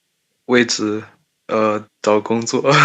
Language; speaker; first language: Chinese; early bilingual, heritage; Chinese